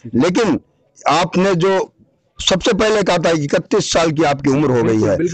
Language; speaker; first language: Hindi; native; Hindi